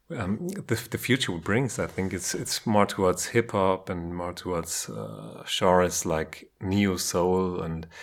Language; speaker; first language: English; non-native, fluent; German